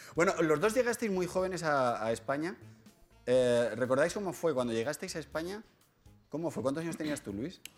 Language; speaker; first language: Spanish; native; Spanish